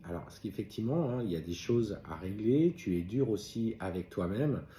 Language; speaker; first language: French; native; French